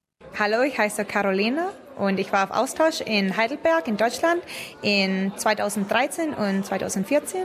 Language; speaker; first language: German; non-native, learner; English